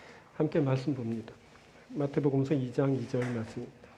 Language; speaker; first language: Korean; native; Korean